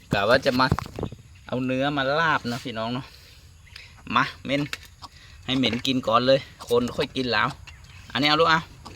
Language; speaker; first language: Thai; native; Thai